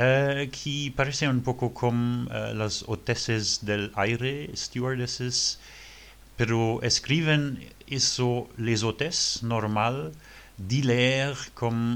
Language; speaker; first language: Spanish; non-native, learner; French